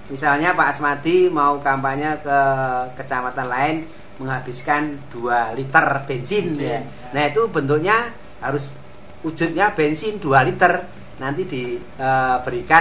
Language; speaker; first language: Indonesian; native; Indonesian